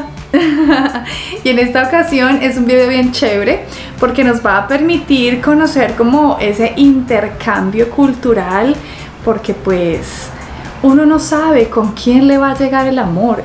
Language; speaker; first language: Spanish; native; Spanish